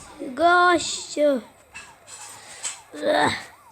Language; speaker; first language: Polish; native; Polish